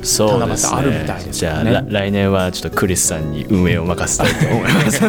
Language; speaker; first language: Japanese; native; Japanese